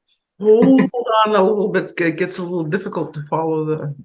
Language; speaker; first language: English; non-native, fluent; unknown